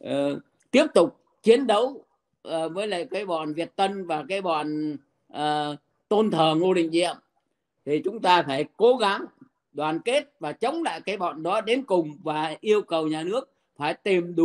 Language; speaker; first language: Vietnamese; native; Vietnamese